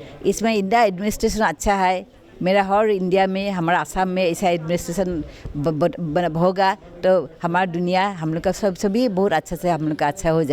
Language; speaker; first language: Hindi; non-native, local second language; Assamese